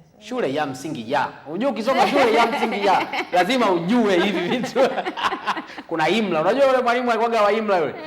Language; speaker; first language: Swahili; native; Swahili